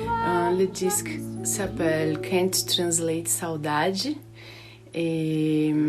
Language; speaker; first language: French; non-native, learner; Portuguese